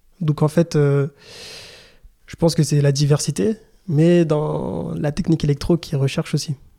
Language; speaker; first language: French; early bilingual, other home language; Lingala